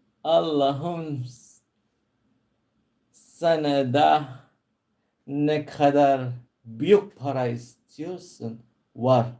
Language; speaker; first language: Turkish; non-native, learner; Filipino